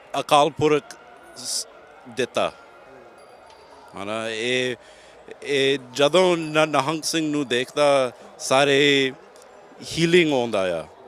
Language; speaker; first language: Punjabi; non-native, learner; English